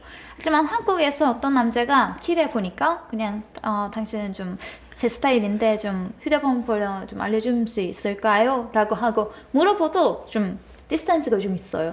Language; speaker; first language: Korean; non-native, fluent; Turkish